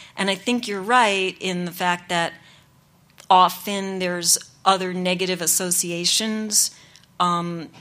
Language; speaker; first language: English; native; English